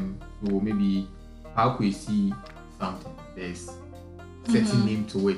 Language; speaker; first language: English; non-native, local second language; Akan